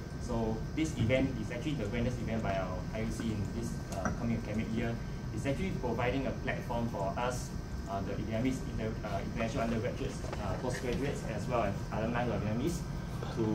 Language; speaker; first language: English; non-native, fluent; Vietnamese